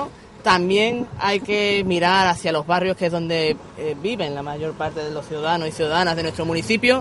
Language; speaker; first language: Spanish; native; Spanish